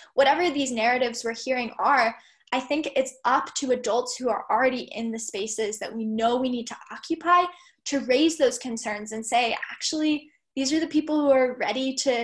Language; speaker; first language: English; native; English